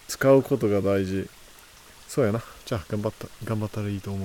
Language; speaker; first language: Japanese; non-native, fluent; English